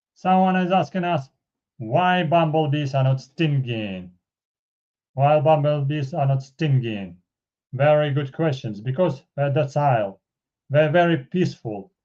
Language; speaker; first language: English; non-native, fluent; Russian